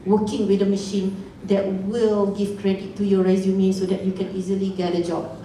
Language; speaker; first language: English; non-native, local second language; Malay